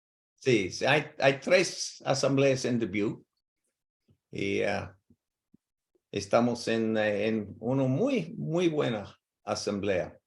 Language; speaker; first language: Spanish; non-native, learner; English